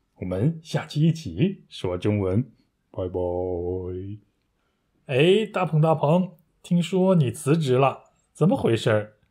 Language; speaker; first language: Chinese; native; Chinese